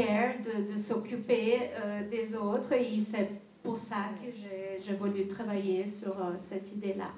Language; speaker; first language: French; non-native, fluent; Portuguese